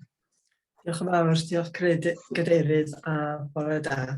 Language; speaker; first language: Welsh; native; Welsh